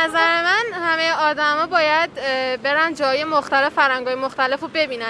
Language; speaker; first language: Persian; native; Persian